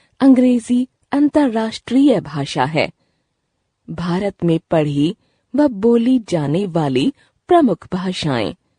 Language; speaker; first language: Hindi; native; Hindi